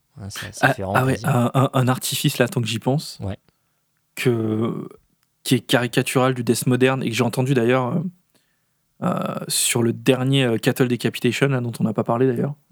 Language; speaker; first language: French; native; French